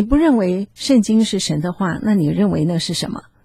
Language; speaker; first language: Chinese; native; Chinese